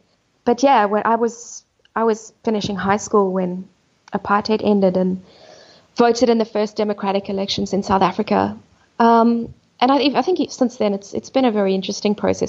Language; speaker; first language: English; native; English